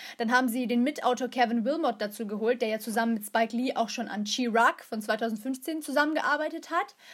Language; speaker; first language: German; early bilingual, other home language; Turkish